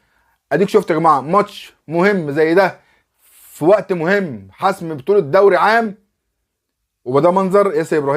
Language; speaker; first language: Arabic; native; Arabic